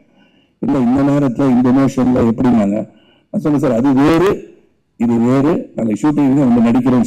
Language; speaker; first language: Tamil; native; Tamil